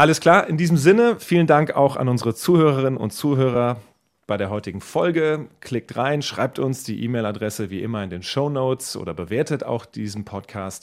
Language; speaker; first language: German; native; German